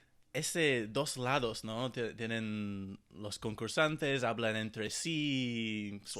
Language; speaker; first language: Spanish; non-native, fluent; English